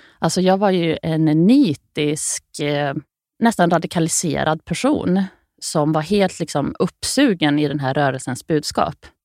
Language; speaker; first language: Swedish; native; Swedish